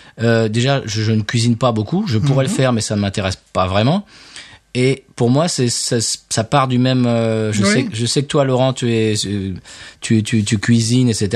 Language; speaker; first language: French; native; French